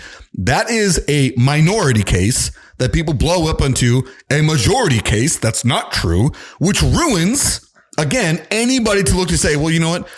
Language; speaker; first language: English; native; English